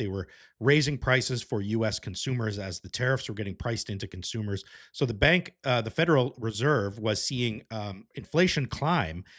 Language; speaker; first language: English; native; English